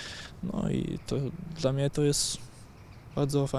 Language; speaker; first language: Polish; early bilingual, heritage; German